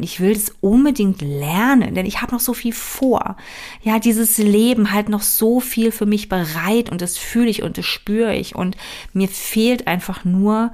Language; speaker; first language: German; native; German